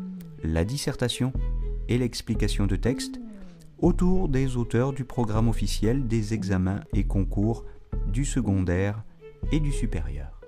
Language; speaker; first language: French; native; French